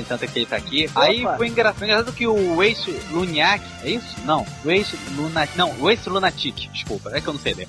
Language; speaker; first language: Portuguese; native; Portuguese